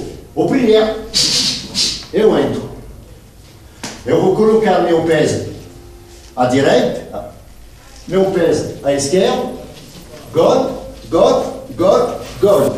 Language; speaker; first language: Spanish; non-native, learner; Portuguese